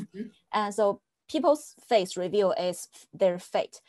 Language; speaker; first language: English; non-native, fluent; Chinese